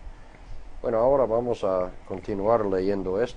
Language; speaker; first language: Spanish; non-native, fluent; English